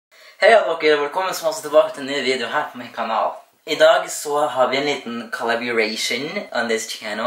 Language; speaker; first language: Norwegian; native; Norwegian